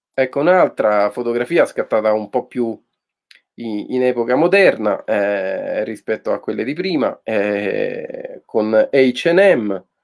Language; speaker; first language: Italian; native; Italian